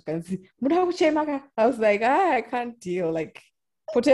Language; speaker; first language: English; non-native, local second language; Shona